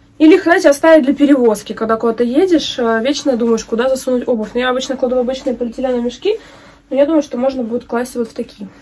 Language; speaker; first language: Russian; native; Russian